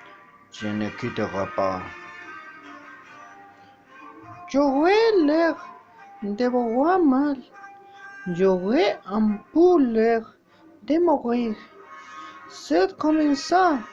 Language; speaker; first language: French; non-native, learner; Spanish